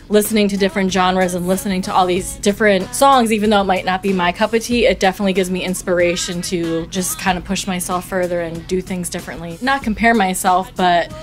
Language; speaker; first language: English; native; English